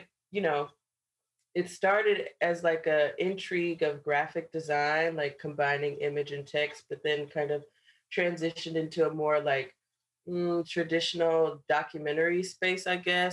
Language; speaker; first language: English; native; English